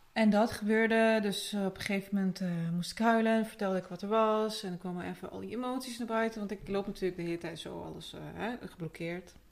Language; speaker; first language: Dutch; early bilingual, other home language; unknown